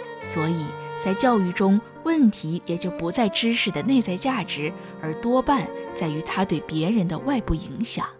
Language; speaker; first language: Chinese; native; Chinese